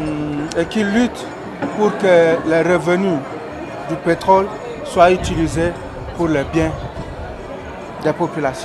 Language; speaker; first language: French; non-native, fluent; Portuguese